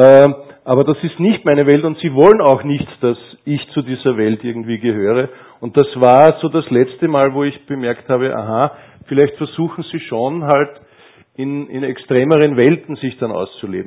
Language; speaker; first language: German; native; German